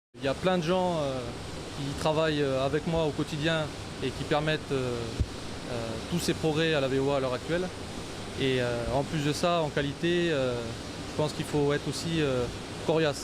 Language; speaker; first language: French; native; French